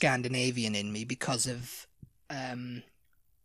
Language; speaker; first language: English; native; English